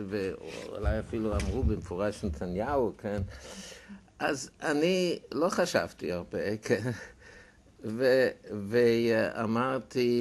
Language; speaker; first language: Hebrew; non-native, fluent; German